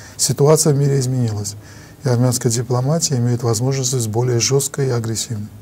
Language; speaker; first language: Russian; non-native, local second language; Armenian